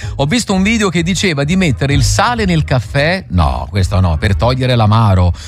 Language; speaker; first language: Italian; native; Italian